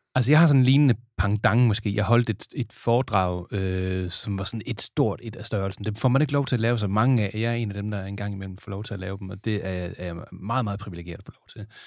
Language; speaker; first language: Danish; native; Danish